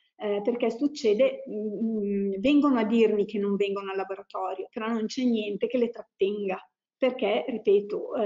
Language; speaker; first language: Italian; native; Italian